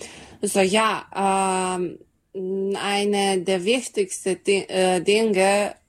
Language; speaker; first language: German; non-native, learner; Serbian